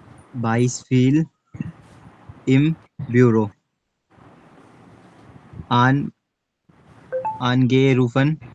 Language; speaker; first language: German; non-native, learner; Hindi